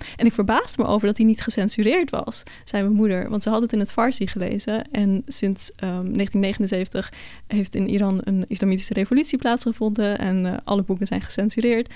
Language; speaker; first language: Dutch; early bilingual, other home language; Persian